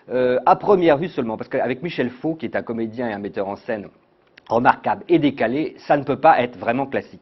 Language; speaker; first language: French; native; French